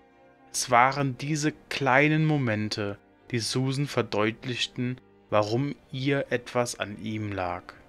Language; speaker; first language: German; native; German